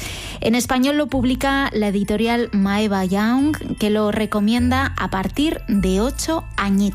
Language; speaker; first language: Spanish; native; Spanish